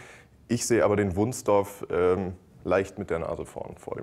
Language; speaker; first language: German; native; German